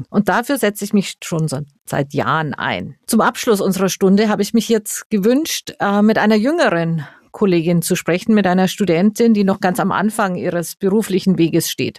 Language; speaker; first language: German; native; German